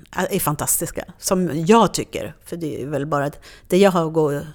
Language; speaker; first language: Swedish; non-native, fluent; French